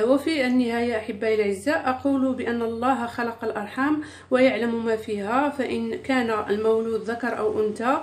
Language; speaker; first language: Arabic; native; Arabic